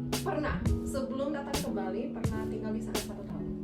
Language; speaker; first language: Indonesian; non-native, fluent; English